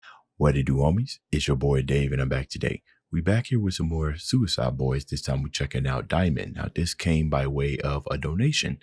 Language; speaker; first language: English; native; English